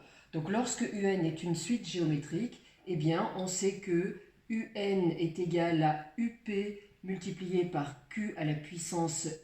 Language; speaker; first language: French; native; French